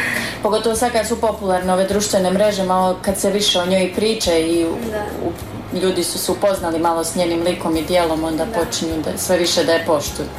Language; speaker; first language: Croatian; native; Croatian